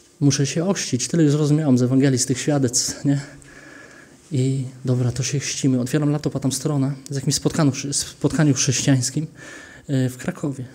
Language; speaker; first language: Polish; early bilingual, heritage; Polish